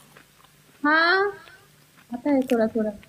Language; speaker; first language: Hindi; non-native, learner; Bangla